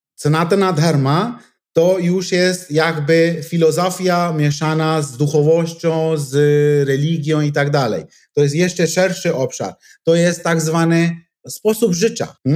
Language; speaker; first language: Polish; non-native, fluent; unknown